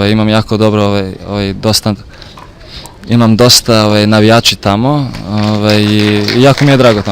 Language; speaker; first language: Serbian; early bilingual, heritage; Serbian